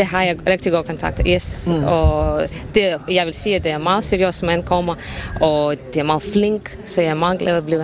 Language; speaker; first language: Danish; non-native, learner; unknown